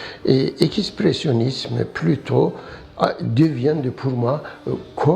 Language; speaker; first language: French; non-native, learner; Turkish